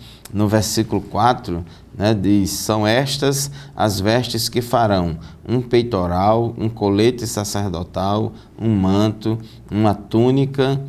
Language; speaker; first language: Portuguese; native; Portuguese